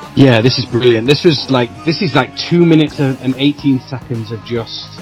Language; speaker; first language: English; native; English